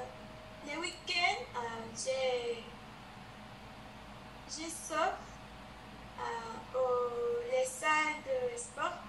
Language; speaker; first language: French; non-native, learner; Spanish